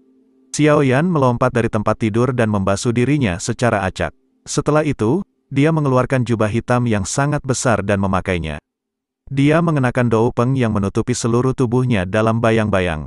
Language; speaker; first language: Indonesian; native; Indonesian